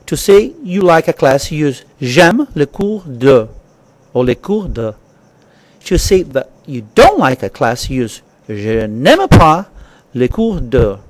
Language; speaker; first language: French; non-native, fluent; English